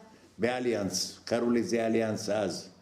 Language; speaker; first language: Hebrew; non-native, fluent; Arabic